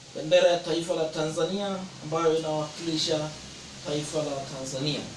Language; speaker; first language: Swahili; non-native, local second language; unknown